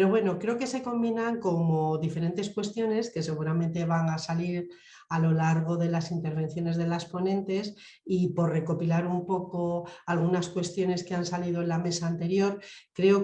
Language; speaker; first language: Spanish; native; Spanish